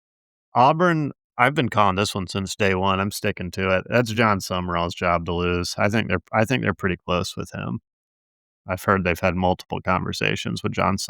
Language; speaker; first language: English; native; English